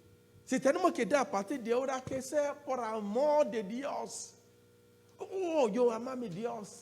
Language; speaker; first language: Spanish; non-native, learner; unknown